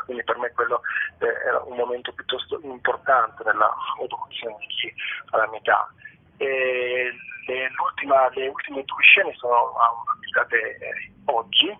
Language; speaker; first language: Italian; native; Italian